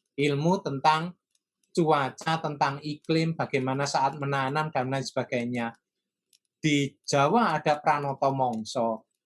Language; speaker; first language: Indonesian; non-native, local second language; Javanese